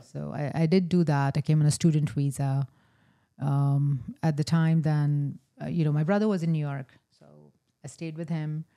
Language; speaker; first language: English; non-native, local second language; Hindi